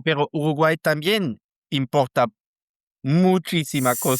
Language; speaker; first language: Spanish; non-native, learner; German